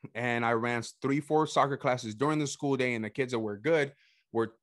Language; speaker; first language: English; early bilingual, other home language; Spanish